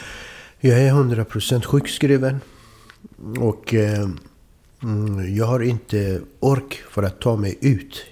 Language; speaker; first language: Swedish; non-native, fluent; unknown